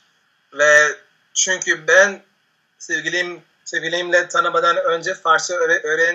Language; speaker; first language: Turkish; non-native, fluent; Spanish